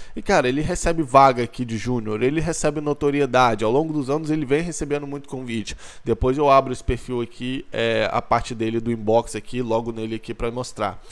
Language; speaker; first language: Portuguese; native; Portuguese